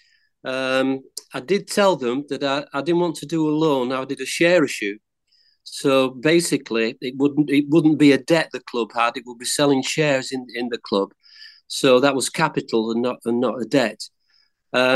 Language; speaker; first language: English; native; English